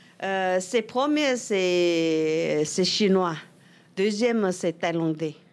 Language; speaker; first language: French; non-native, learner; Russian